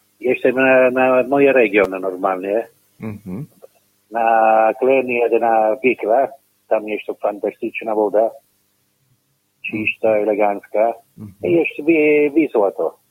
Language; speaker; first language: Polish; non-native, learner; Italian